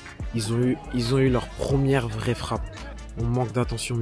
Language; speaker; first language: French; native; French